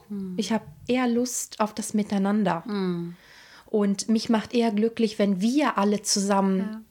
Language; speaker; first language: German; non-native, fluent; Italian